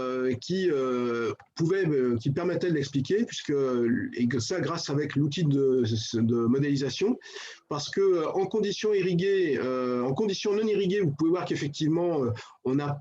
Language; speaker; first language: French; native; French